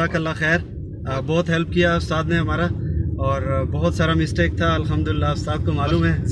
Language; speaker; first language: Hindi; non-native, local second language; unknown